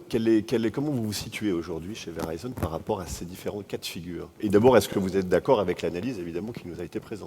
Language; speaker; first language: French; native; French